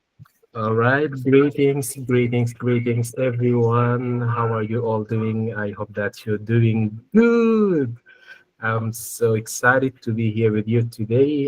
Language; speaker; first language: English; non-native, fluent; Arabic